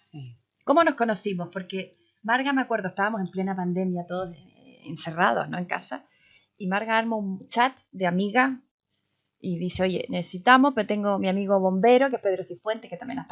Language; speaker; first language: Spanish; native; Spanish